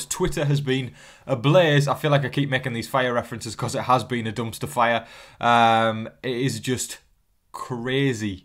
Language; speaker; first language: English; native; English